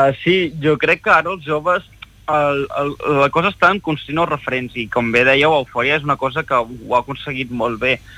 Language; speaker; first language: Catalan; early bilingual, other home language; Chinese